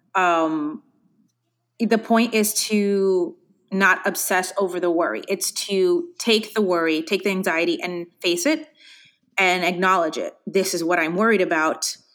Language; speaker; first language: English; native; English